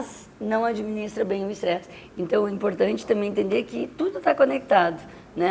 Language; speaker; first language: Portuguese; native; Portuguese